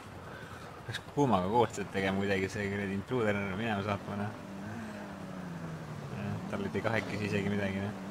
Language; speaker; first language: Estonian; native; Estonian